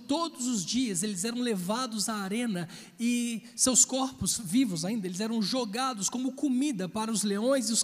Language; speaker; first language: Portuguese; native; Portuguese